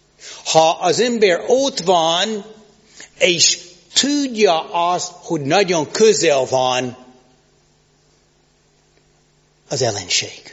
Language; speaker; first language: Hungarian; non-native, fluent; English